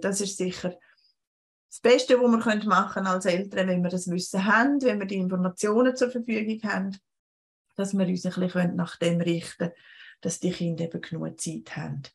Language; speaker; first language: German; native; German